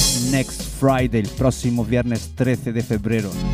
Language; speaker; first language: Spanish; native; Spanish